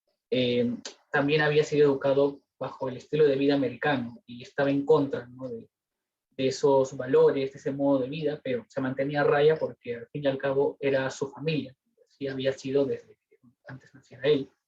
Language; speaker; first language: Spanish; native; Spanish